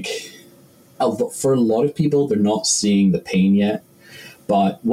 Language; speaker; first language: English; native; English